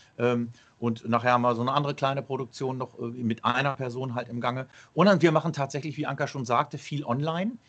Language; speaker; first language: German; early bilingual, other home language; Arabic